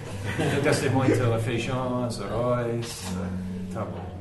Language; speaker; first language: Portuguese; non-native, learner; English